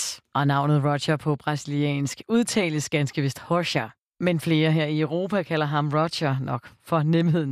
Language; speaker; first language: Danish; native; Danish